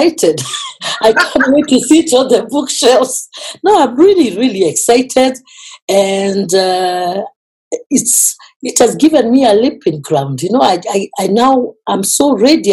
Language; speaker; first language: English; non-native, local second language; Kikuyu